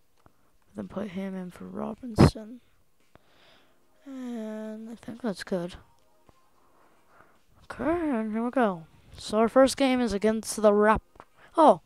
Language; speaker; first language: English; native; English